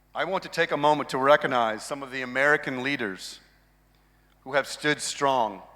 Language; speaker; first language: English; native; English